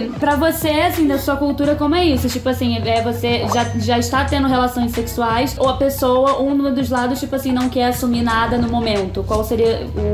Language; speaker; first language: Portuguese; native; Portuguese